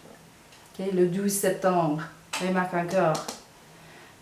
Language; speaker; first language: French; non-native, fluent; English